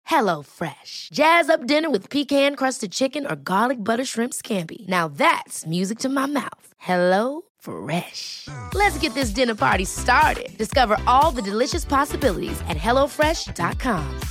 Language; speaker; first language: English; native; English